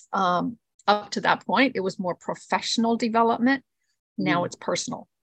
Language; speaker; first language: English; early bilingual, other home language; Spanish